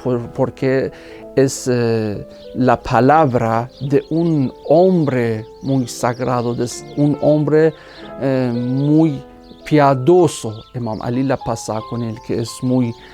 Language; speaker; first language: Spanish; non-native, fluent; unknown